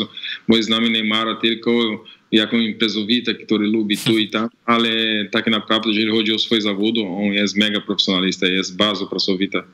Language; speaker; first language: Polish; non-native, fluent; Portuguese